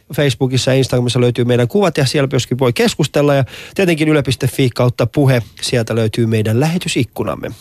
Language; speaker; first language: Finnish; early bilingual, other home language; Persian